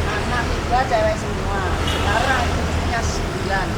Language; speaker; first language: Indonesian; non-native, local second language; Javanese